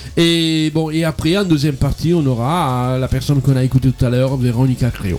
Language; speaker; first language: French; non-native, fluent; Italian